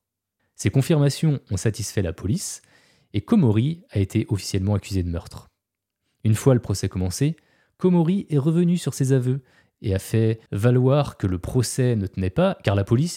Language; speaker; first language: French; native; French